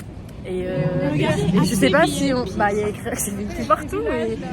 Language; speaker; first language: French; native; French